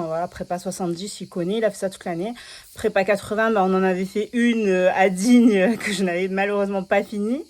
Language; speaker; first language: French; native; French